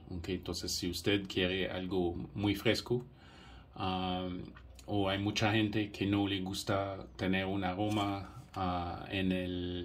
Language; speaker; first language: Spanish; non-native, fluent; English